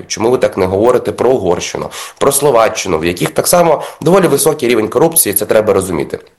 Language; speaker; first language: Ukrainian; native; Ukrainian